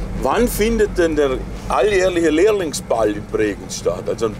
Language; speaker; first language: German; native; German